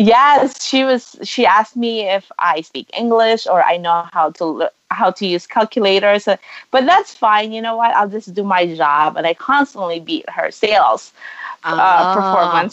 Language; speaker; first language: English; non-native, local second language; Cebuano